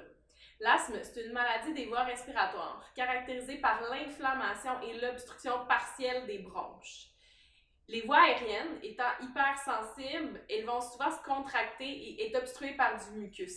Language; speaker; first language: French; native; French